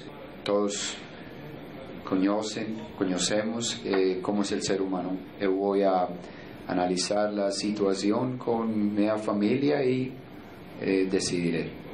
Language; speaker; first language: Portuguese; non-native, fluent; Spanish